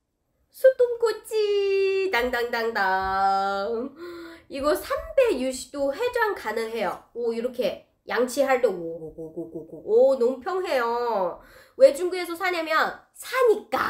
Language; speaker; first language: Korean; non-native, fluent; Chinese